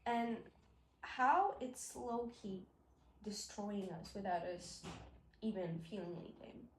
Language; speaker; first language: English; non-native, local second language; Arabic